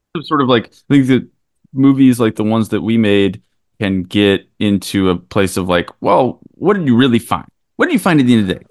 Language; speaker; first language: English; native; English